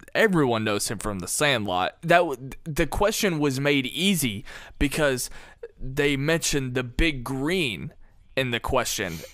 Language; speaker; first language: English; native; English